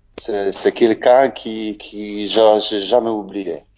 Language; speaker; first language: French; non-native, learner; Polish